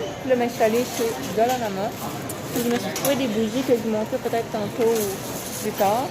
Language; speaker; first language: French; native; French